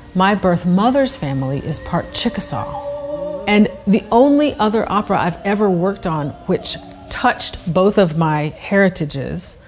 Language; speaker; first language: English; native; English